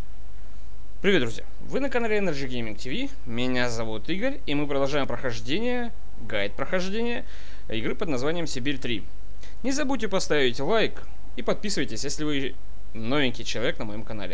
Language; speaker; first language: Russian; native; Russian